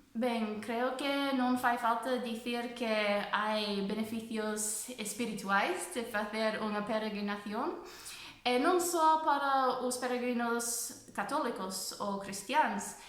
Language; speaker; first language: Portuguese; non-native, fluent; English